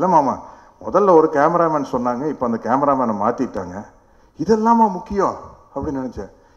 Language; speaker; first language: Tamil; native; Tamil